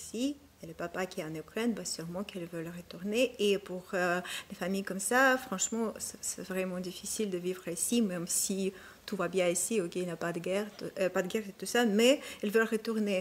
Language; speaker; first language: French; non-native, fluent; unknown